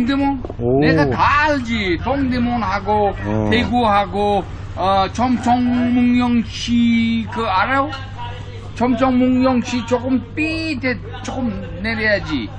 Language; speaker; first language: Korean; non-native, learner; Uzbek